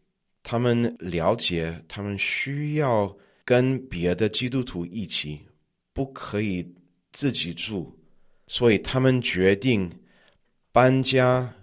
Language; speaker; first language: Chinese; non-native, learner; English